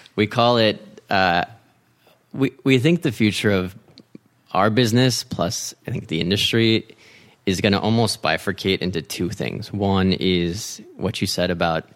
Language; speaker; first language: English; native; English